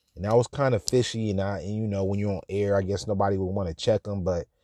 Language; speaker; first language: English; native; English